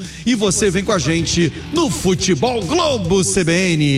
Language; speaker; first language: Portuguese; native; Portuguese